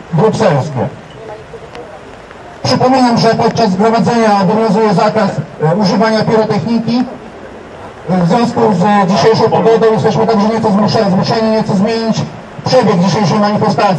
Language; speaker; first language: Polish; native; Polish